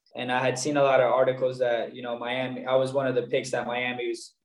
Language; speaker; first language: English; native; English